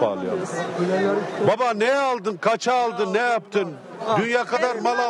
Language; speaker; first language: Turkish; native; Turkish